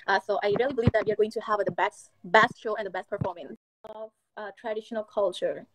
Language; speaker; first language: English; non-native, learner; Thai